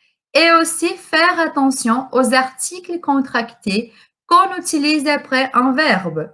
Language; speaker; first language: French; non-native, fluent; Portuguese